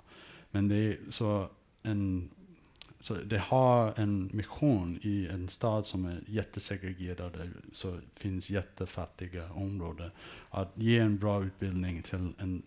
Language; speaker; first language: Swedish; early bilingual, heritage; English